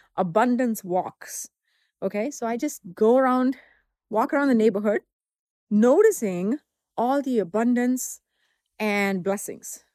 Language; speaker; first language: English; non-native, local second language; Tamil